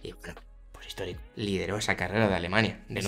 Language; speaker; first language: Spanish; native; Spanish